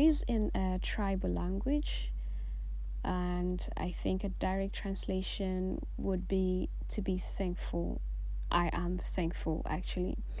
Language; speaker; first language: English; non-native, local second language; Swahili